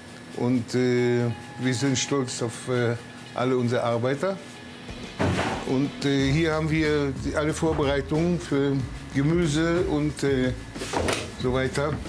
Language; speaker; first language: German; early bilingual, heritage; German